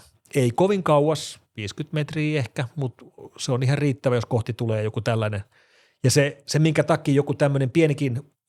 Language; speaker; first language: Finnish; native; Finnish